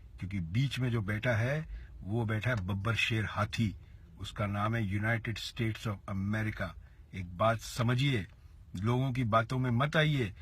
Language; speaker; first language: Hindi; native; Hindi